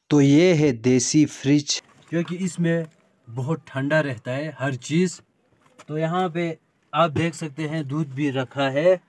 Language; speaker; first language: Hindi; native; Hindi